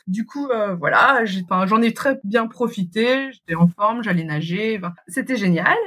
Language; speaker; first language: French; native; French